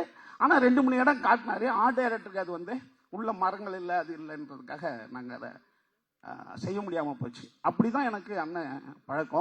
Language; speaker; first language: Tamil; native; Tamil